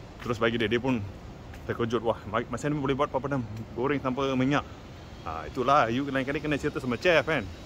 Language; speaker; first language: Malay; non-native, local second language; Tamil